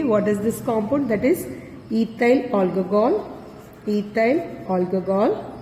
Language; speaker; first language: English; non-native, local second language; Tamil